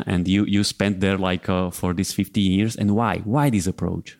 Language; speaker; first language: English; non-native, fluent; Slovak